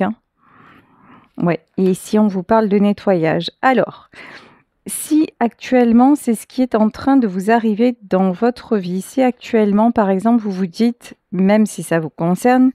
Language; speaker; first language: French; native; French